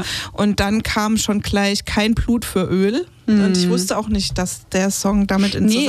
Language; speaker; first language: German; native; German